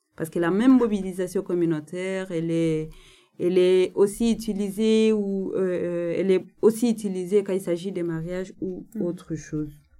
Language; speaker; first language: French; non-native, local second language; Nande